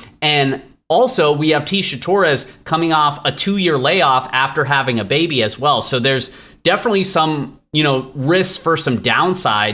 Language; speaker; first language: English; native; English